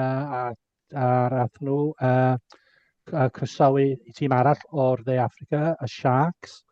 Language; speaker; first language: Welsh; non-native, local second language; English